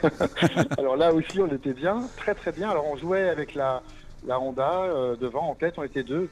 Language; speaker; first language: French; native; French